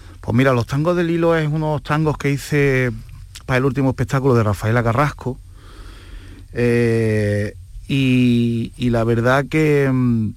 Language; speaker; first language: Spanish; native; Spanish